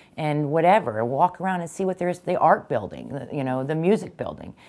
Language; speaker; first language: English; native; English